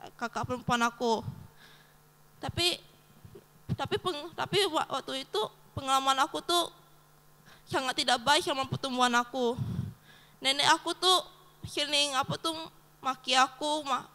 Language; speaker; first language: Indonesian; early bilingual, other home language; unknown